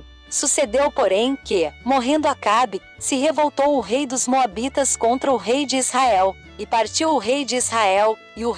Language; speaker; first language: Portuguese; native; Portuguese